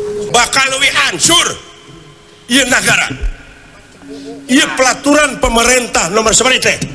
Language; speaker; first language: Malay; non-native, local second language; Sundanese